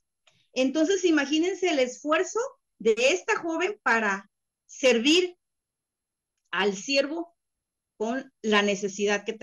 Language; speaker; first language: Spanish; native; Spanish